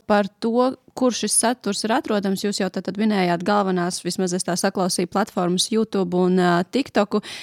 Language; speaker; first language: Latvian; native; Latvian